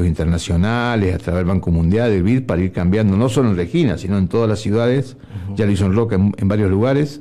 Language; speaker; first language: Spanish; native; Spanish